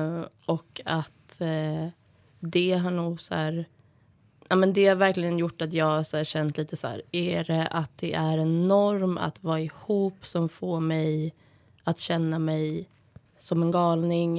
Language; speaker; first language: Swedish; native; Swedish